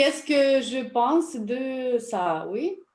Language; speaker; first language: French; non-native, learner; Russian